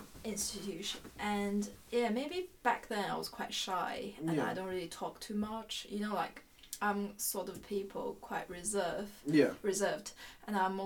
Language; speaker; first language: English; non-native, fluent; Chinese